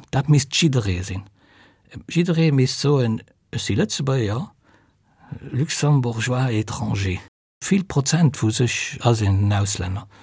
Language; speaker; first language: Luxembourgish; native; Luxembourgish